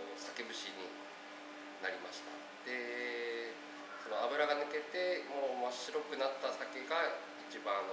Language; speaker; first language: Japanese; native; Japanese